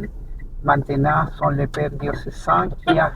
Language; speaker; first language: French; non-native, fluent; Spanish